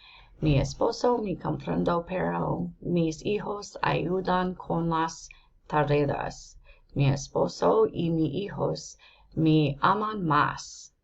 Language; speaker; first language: Spanish; non-native, learner; English